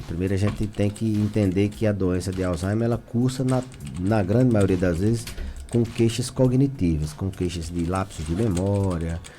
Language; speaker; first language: Portuguese; native; Portuguese